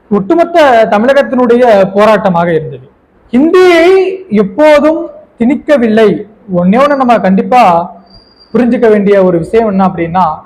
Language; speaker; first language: Tamil; non-native, local second language; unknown